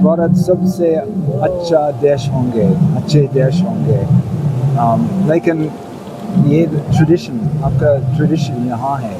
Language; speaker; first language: Hindi; non-native, learner; English